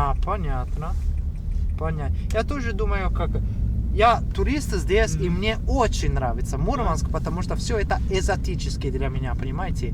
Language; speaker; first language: Russian; non-native, fluent; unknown